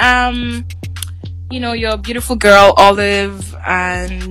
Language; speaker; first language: English; non-native, local second language; Igbo